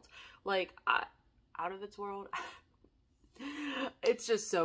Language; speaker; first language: English; native; English